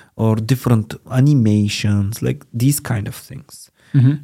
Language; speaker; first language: English; non-native, fluent; Bulgarian